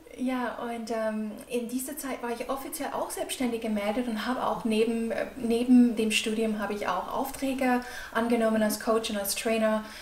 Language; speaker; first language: German; non-native, fluent; English